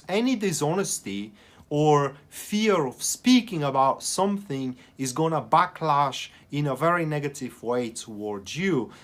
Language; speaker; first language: English; non-native, fluent; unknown